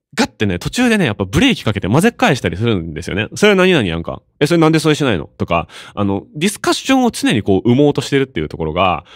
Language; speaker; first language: Japanese; native; Japanese